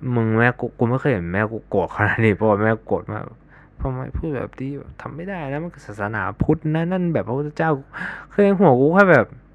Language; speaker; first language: Thai; native; Thai